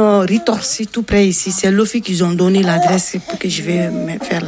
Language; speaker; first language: French; non-native, local second language; Bambara